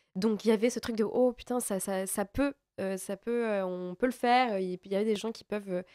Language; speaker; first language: French; native; French